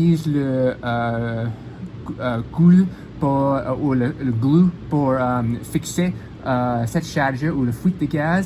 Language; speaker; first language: French; non-native, learner; English